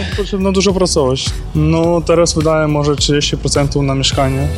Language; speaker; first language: Polish; non-native, learner; Ukrainian